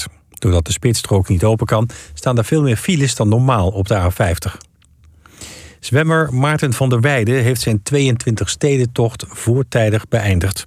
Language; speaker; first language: Dutch; native; Dutch